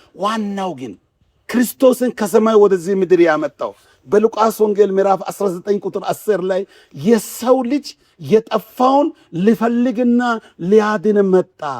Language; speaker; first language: Amharic; non-native, local second language; Wolaytta